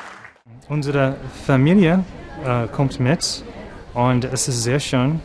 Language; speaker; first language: German; non-native, learner; English